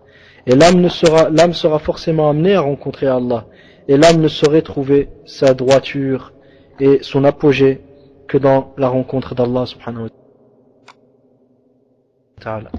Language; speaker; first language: French; native; French